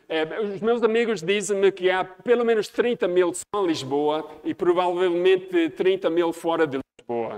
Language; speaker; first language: Portuguese; non-native, fluent; English